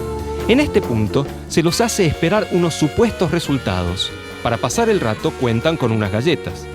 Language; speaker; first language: Spanish; native; Spanish